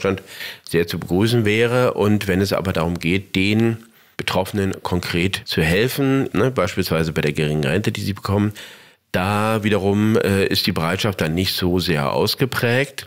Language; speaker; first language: German; native; German